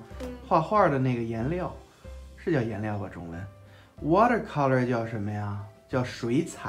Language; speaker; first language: Chinese; native; Chinese